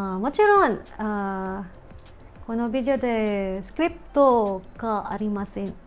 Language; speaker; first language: Japanese; non-native, learner; Filipino